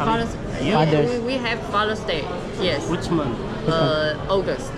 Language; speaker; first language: English; non-native, learner; Chinese